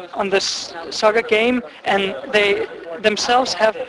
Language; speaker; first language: English; non-native, fluent; Danish